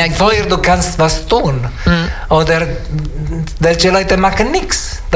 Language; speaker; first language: German; non-native, learner; Italian